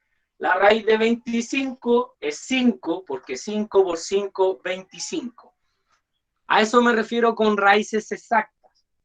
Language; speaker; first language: Spanish; native; Spanish